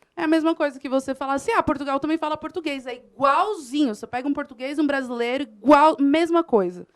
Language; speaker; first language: Portuguese; early bilingual, other home language; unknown